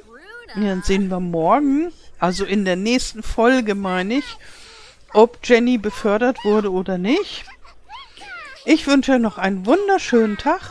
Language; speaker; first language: German; native; German